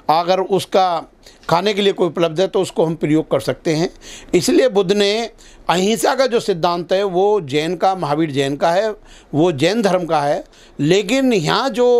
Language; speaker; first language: Hindi; native; Hindi